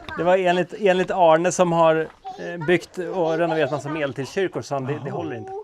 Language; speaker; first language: Swedish; native; Swedish